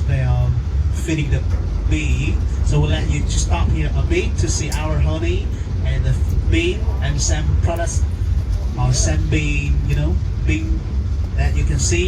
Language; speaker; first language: English; non-native, fluent; Vietnamese